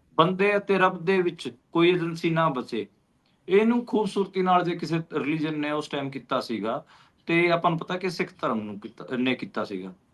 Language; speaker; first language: Punjabi; non-native, local second language; Hindi